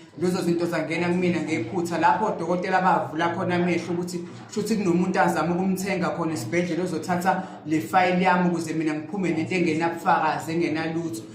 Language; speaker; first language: Zulu; native; Zulu